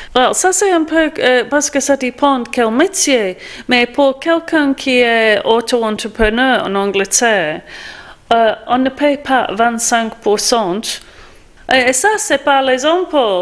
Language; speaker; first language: French; non-native, fluent; English